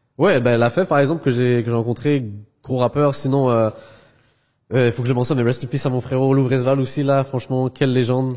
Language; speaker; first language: French; early bilingual, other home language; Arabic